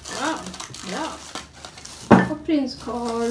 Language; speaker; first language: Swedish; non-native, learner; Thai